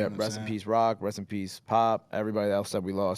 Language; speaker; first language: English; native; English